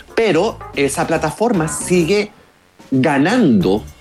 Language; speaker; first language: Spanish; native; Spanish